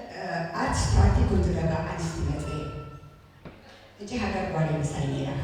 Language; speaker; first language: German; non-native, learner; Tigrinya